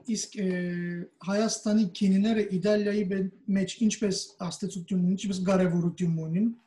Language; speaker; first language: Armenian; native; Armenian